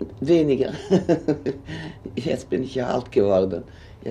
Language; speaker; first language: German; non-native, fluent; Swedish